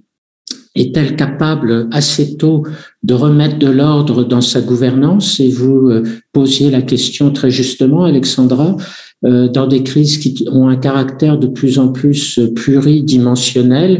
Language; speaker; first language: French; native; French